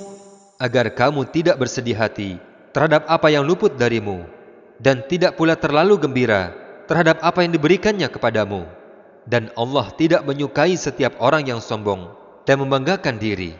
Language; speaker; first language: Indonesian; native; Indonesian